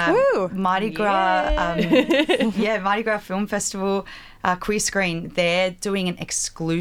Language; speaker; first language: English; native; English